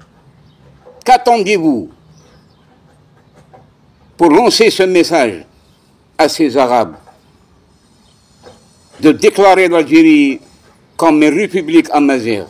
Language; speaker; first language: French; non-native, local second language; Kabyle